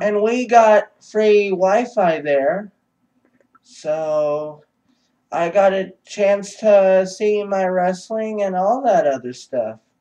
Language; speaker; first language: English; native; English